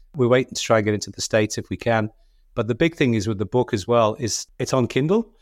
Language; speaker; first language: English; native; English